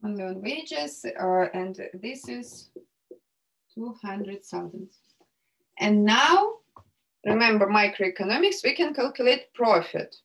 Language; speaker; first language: English; non-native, fluent; Russian